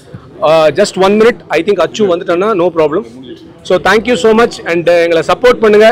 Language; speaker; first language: Tamil; native; Tamil